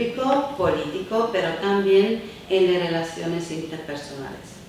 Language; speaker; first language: Spanish; non-native, fluent; Italian